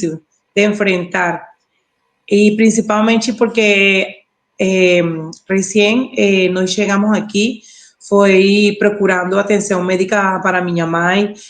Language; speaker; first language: Portuguese; non-native, learner; Spanish